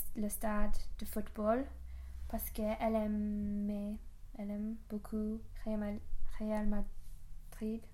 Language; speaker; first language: French; non-native, learner; English